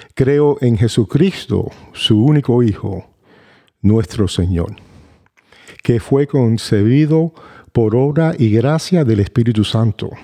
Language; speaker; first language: Spanish; early bilingual, heritage; Spanish